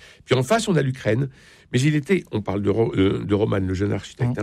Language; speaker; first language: French; native; French